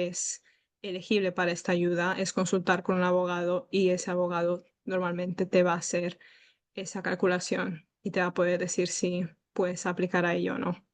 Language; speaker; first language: Spanish; native; Spanish